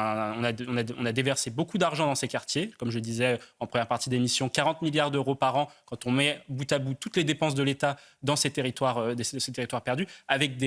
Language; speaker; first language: French; native; French